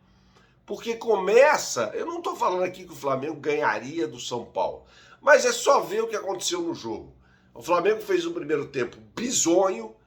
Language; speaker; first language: Portuguese; native; Portuguese